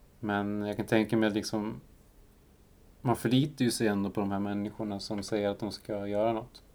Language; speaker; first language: Swedish; early bilingual, other home language; Spanish